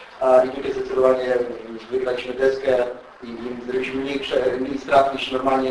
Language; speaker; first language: Polish; native; Polish